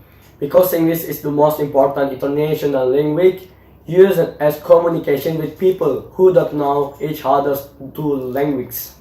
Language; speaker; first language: English; non-native, learner; Indonesian